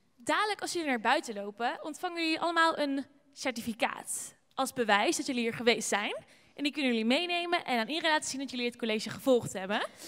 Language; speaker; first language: Dutch; native; Dutch